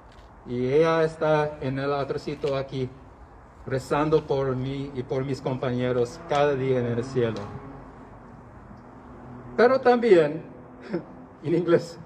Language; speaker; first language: Spanish; non-native, learner; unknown